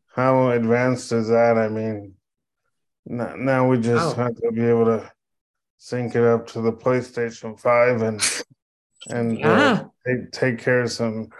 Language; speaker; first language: English; native; English